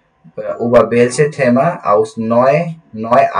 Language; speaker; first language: German; non-native, learner; Bangla